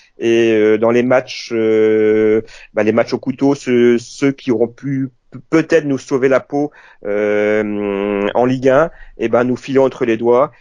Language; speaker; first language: French; native; French